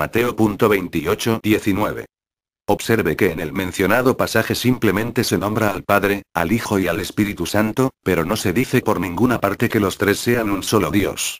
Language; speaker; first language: Spanish; native; Spanish